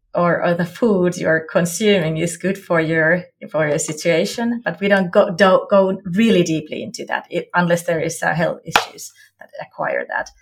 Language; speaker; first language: English; non-native, fluent; Finnish